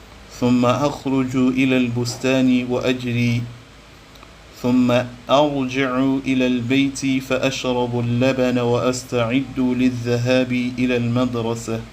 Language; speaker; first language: Arabic; non-native, fluent; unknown